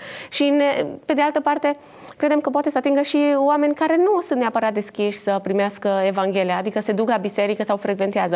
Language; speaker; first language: Romanian; native; Romanian